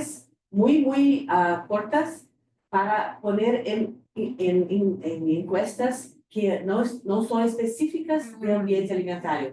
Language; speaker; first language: Spanish; non-native, fluent; Portuguese